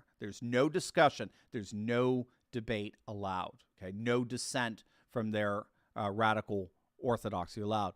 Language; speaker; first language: English; native; English